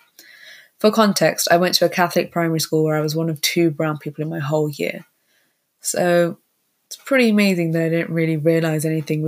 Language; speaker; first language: English; native; English